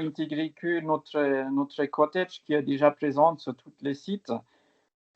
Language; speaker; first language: French; non-native, fluent; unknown